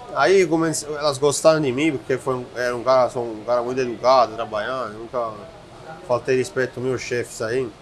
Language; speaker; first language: Portuguese; non-native, fluent; Italian